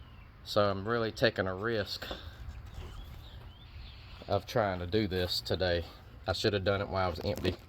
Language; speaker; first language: English; native; English